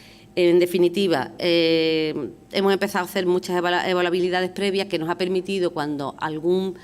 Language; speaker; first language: Spanish; native; Spanish